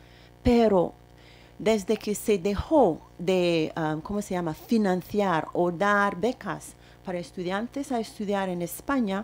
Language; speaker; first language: Spanish; non-native, fluent; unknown